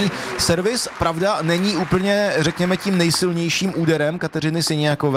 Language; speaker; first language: Czech; native; Czech